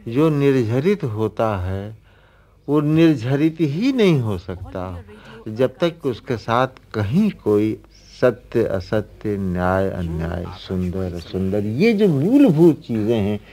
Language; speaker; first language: Hindi; native; Hindi